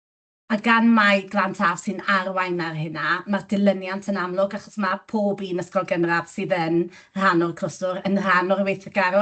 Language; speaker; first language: Welsh; native; Welsh